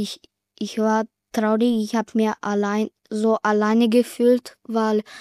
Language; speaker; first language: German; early bilingual, other home language; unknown